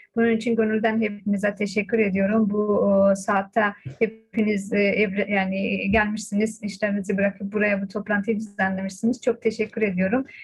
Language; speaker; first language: Turkish; non-native, fluent; Persian